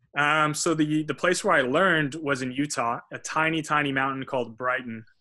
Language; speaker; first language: English; native; English